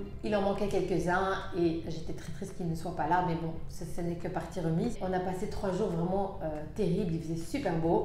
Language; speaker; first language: French; native; French